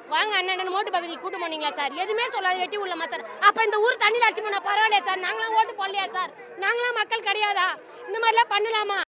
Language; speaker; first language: Tamil; native; Tamil